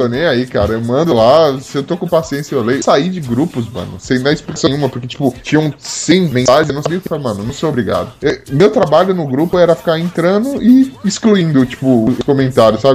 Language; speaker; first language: Portuguese; native; Portuguese